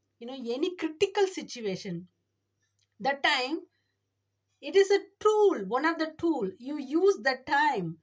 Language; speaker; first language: English; non-native, learner; Tamil